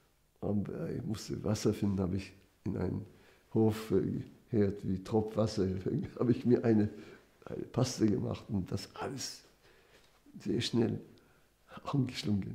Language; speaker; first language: German; non-native, fluent; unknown